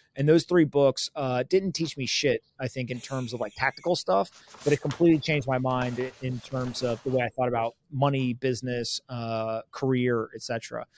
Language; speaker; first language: English; native; English